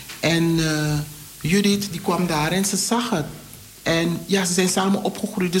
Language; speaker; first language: Dutch; native; Dutch